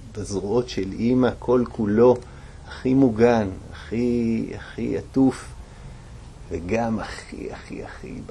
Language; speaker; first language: Hebrew; native; Hebrew